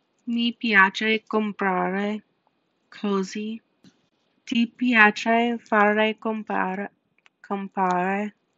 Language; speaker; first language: Italian; non-native, learner; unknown